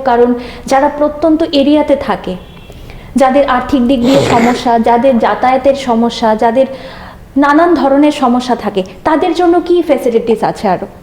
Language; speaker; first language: Bangla; native; Bangla